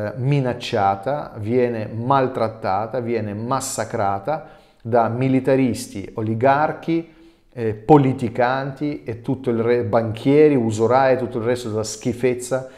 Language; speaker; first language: Italian; non-native, fluent; Russian